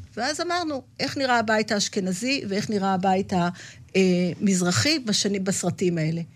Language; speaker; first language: Hebrew; native; Hebrew